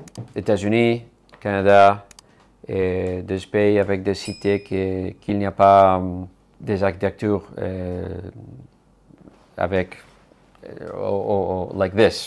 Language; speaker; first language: French; non-native, learner; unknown